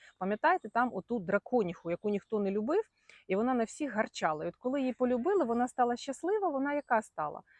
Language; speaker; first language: Ukrainian; non-native, local second language; Russian